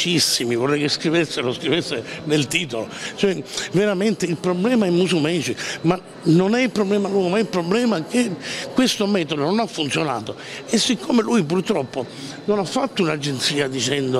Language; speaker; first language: Italian; native; Italian